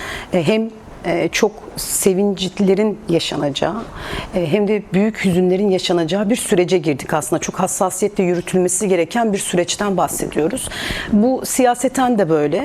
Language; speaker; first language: Turkish; native; Turkish